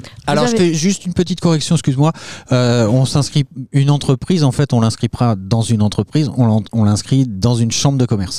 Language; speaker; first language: French; native; French